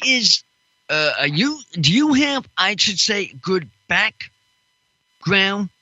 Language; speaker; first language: English; non-native, fluent; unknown